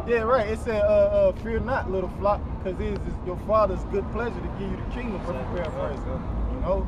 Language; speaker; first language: English; native; English